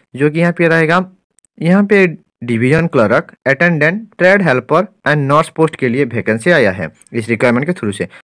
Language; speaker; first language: Hindi; non-native, local second language; Bangla